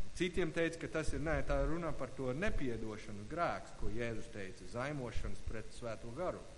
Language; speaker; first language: Latvian; non-native, fluent; English